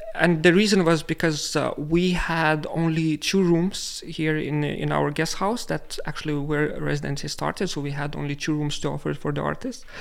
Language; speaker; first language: English; non-native, fluent; Lithuanian